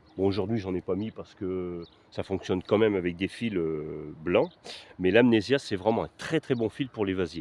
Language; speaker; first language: French; native; French